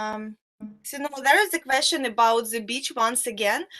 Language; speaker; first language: English; non-native, fluent; Russian